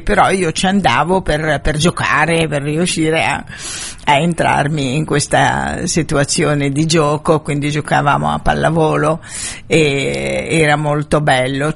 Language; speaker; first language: Italian; non-native, fluent; Arabic